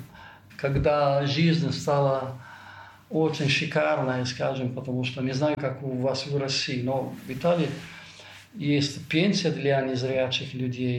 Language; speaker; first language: Russian; non-native, fluent; Italian